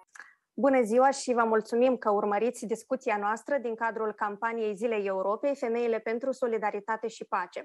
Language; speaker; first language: Romanian; native; Romanian